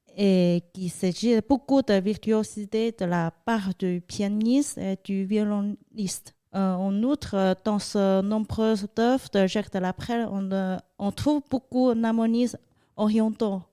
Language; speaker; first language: French; non-native, fluent; Chinese